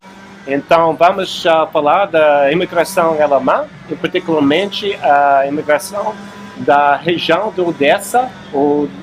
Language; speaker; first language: Portuguese; non-native, fluent; English